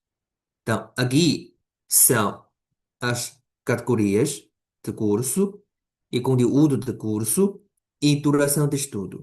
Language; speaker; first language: Portuguese; non-native, fluent; Chinese